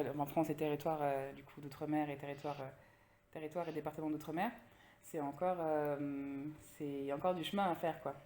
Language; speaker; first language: French; native; French